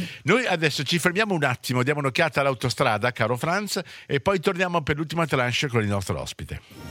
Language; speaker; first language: Italian; native; Italian